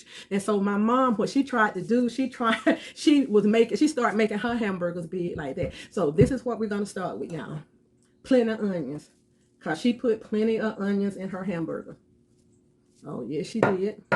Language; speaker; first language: English; native; English